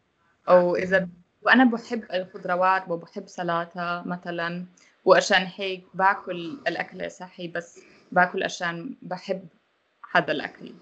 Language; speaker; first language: Arabic; non-native, learner; German